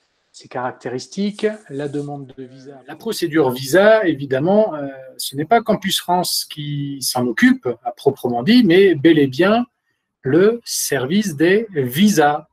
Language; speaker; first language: French; native; French